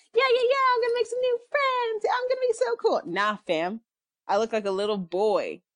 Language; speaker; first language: English; early bilingual, other home language; Yoruba